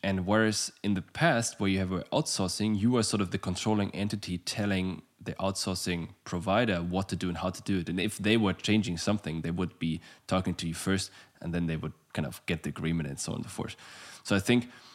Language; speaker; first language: English; non-native, fluent; German